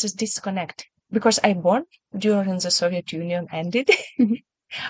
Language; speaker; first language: English; non-native, learner; Ukrainian